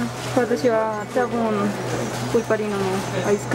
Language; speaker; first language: Japanese; non-native, learner; Spanish